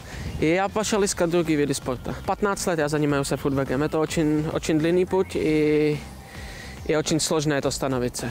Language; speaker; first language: Russian; non-native, learner; Czech